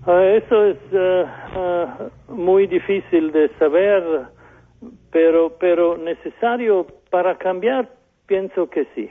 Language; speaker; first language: Spanish; non-native, fluent; German